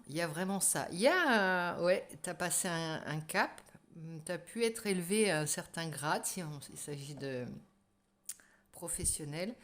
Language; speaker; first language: French; native; French